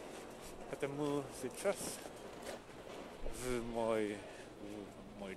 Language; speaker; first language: Russian; non-native, learner; English